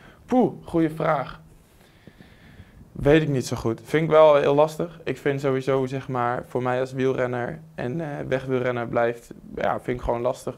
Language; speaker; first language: Dutch; native; Dutch